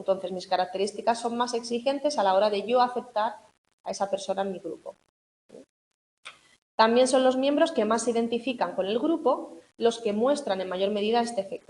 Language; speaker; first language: Spanish; native; Spanish